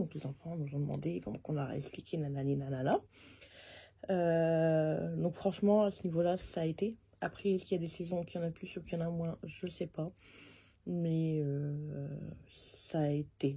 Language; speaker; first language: French; native; French